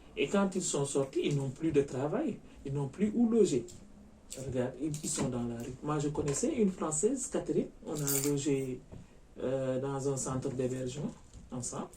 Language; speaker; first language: French; non-native, local second language; Wolof